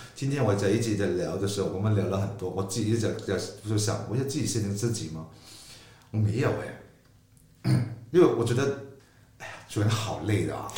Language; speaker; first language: Chinese; non-native, local second language; Cantonese